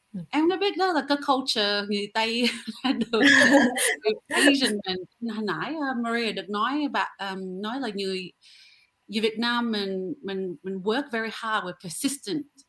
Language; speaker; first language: Vietnamese; early bilingual, heritage; Vietnamese